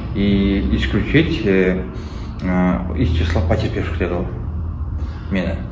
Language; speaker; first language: Russian; non-native, local second language; Kazakh